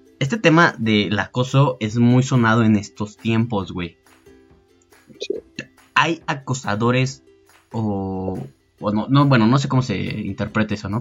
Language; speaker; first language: Spanish; native; Spanish